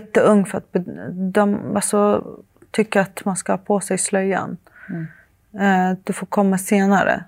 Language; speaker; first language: Swedish; early bilingual, other home language; Arabic